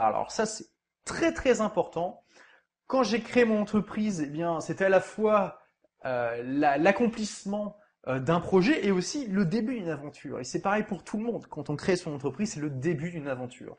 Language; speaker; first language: French; native; French